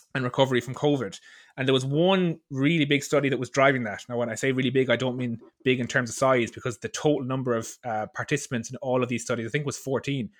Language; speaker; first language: English; native; English